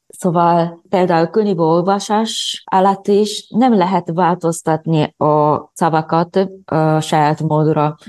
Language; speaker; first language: Hungarian; non-native, learner; Japanese